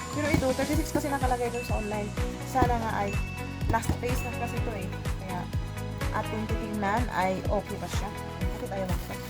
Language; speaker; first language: Filipino; non-native, local second language; Cebuano